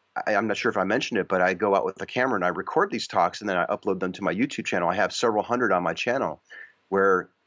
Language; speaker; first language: English; native; English